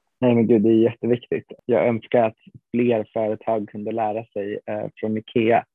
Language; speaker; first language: Swedish; native; Swedish